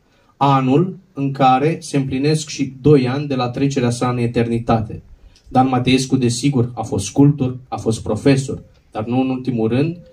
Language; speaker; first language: Romanian; native; Romanian